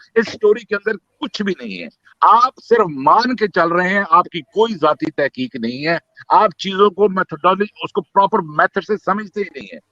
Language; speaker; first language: Urdu; native; Urdu